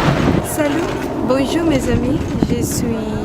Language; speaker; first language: French; non-native, learner; Portuguese